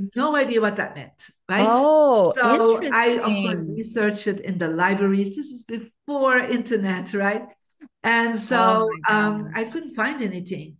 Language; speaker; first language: English; non-native, fluent; Dutch